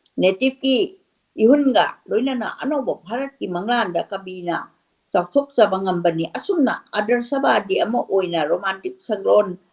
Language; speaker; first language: Manipuri; native; Manipuri